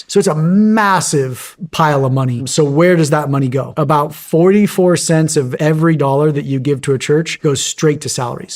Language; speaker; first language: English; native; English